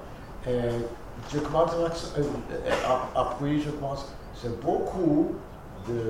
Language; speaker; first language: French; non-native, fluent; English